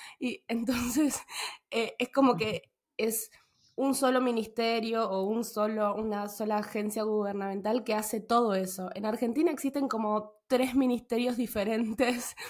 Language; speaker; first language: Spanish; native; Spanish